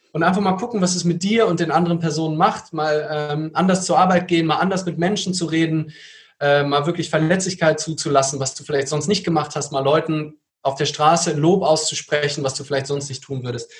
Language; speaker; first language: German; native; German